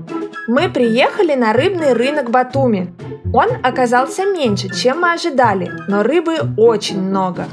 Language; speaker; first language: Russian; native; Russian